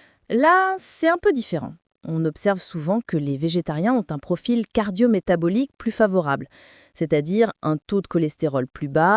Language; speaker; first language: French; native; French